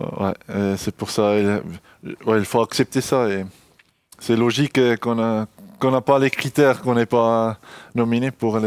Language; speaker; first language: French; non-native, local second language; German